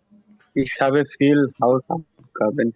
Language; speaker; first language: German; non-native, learner; Bangla